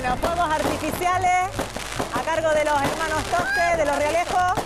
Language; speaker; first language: Spanish; native; Spanish